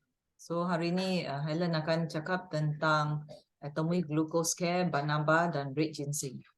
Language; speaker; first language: Indonesian; non-native, local second language; Malay